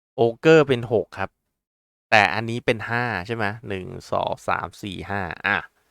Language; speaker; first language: Thai; native; Thai